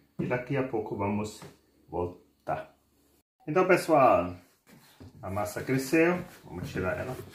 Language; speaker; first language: Portuguese; non-native, fluent; German